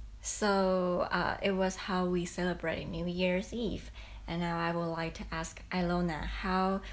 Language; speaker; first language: English; non-native, fluent; Chinese